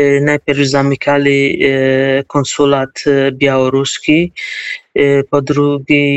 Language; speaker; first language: Polish; non-native, learner; Kurdish